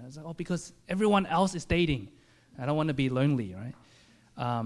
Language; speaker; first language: English; native; English